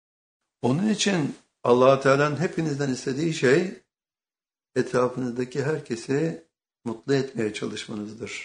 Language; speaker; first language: Turkish; native; Turkish